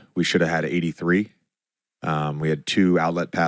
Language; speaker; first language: English; native; English